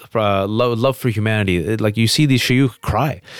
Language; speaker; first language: English; early bilingual, other home language; Urdu